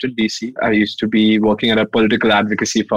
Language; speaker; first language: English; non-native, local second language; Hindi